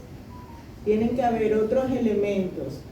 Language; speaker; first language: Spanish; native; Spanish